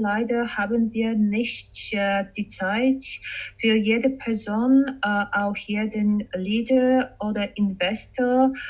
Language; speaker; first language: German; non-native, fluent; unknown